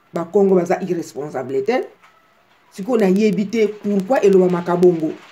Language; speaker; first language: Lingala; native; Lingala